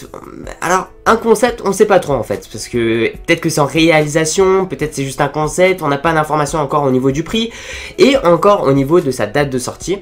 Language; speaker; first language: French; native; French